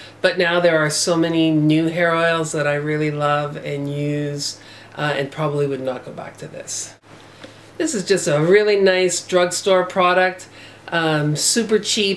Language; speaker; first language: English; native; English